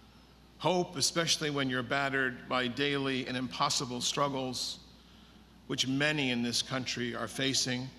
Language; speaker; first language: English; native; English